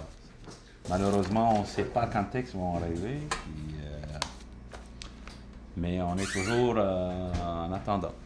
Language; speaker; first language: French; non-native, fluent; Arabic